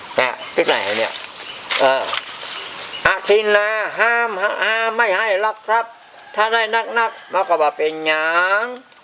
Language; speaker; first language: Thai; native; Thai